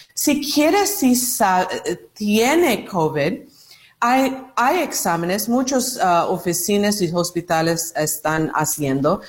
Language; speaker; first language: Spanish; non-native, learner; English